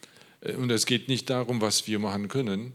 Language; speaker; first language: German; non-native, learner; Polish